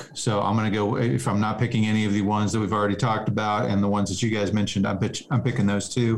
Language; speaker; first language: English; native; English